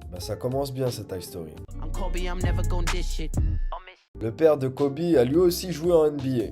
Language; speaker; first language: French; native; French